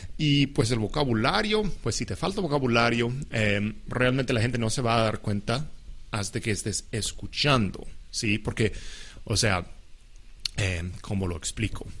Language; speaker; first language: Spanish; non-native, fluent; English